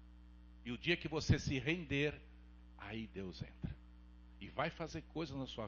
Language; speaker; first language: Portuguese; native; Portuguese